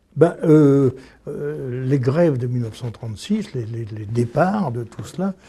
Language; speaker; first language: French; native; French